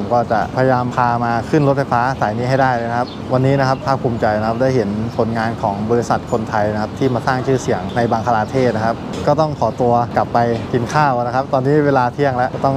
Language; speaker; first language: Thai; native; Thai